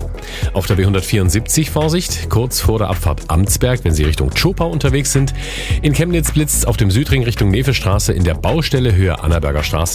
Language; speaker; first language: German; native; German